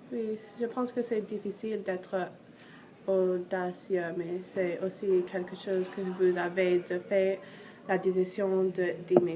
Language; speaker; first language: French; non-native, learner; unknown